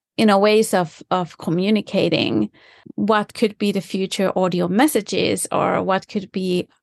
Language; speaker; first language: English; non-native, fluent; Finnish